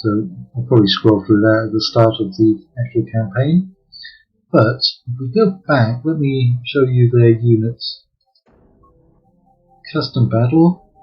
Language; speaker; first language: English; native; English